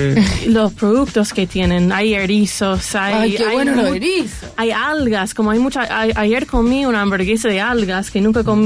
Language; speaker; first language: Spanish; non-native, fluent; English